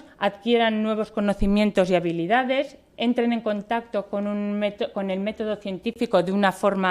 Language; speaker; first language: Spanish; native; Spanish